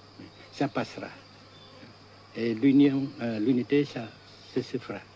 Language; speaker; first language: French; non-native, local second language; Vietnamese